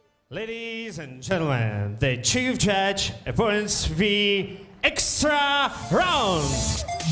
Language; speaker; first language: English; non-native, learner; Russian